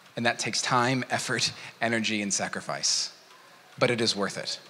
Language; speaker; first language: English; native; English